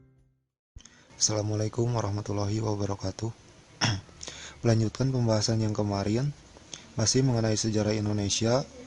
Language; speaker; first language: Indonesian; native; Indonesian